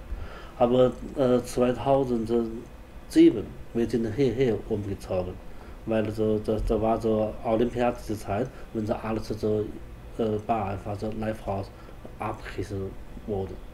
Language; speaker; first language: German; non-native, learner; Chinese